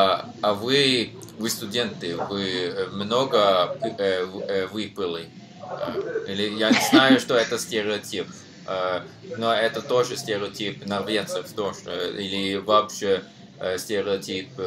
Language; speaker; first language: Russian; non-native, learner; Norwegian